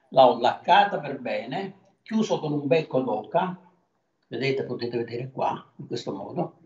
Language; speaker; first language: Italian; native; Italian